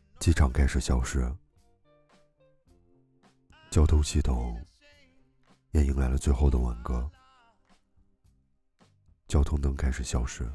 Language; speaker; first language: Chinese; native; Chinese